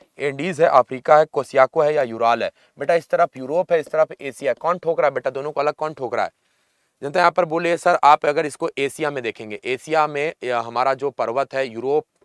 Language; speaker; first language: Hindi; native; Hindi